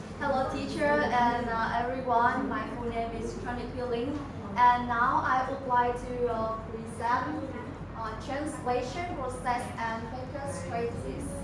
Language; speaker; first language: English; non-native, learner; Vietnamese